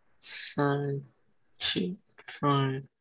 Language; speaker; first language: Chinese; early bilingual, heritage; English